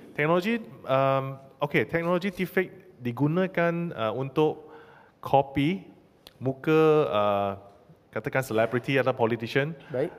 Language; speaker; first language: Malay; non-native, local second language; Chinese